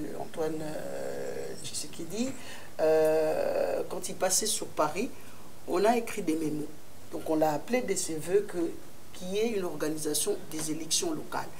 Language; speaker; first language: French; non-native, local second language; Lingala